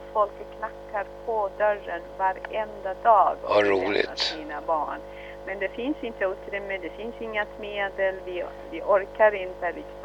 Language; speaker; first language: Swedish; early bilingual, other home language; Arabic